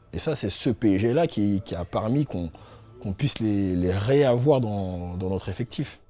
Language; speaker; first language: French; native; French